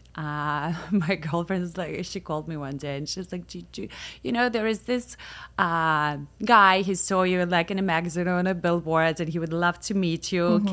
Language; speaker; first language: English; non-native, fluent; Russian